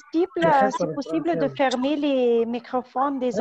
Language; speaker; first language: French; non-native, fluent; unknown